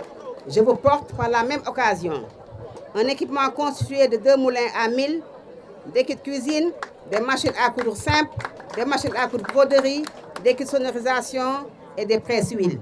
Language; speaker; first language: French; non-native, local second language; Wolof